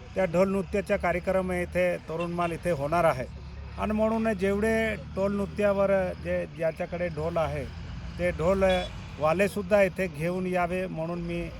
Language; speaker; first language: Marathi; non-native, local second language; Bhili